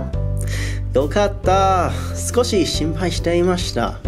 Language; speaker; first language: Japanese; non-native, learner; English